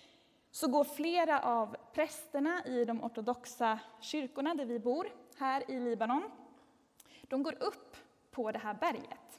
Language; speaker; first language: Swedish; native; Swedish